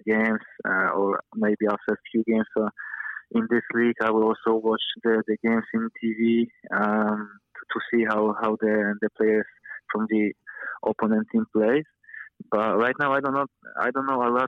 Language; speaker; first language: English; non-native, fluent; Polish